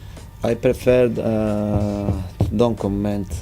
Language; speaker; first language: English; non-native, fluent; Italian